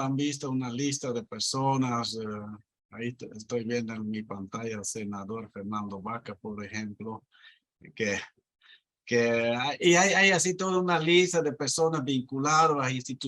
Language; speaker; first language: Spanish; non-native, fluent; Dutch